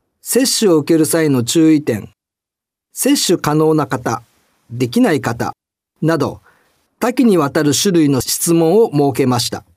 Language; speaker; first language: Japanese; native; Japanese